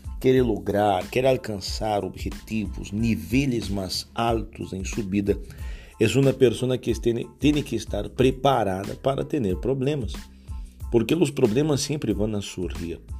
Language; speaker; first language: Portuguese; non-native, learner; Spanish